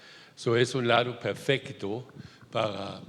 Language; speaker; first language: Spanish; non-native, fluent; German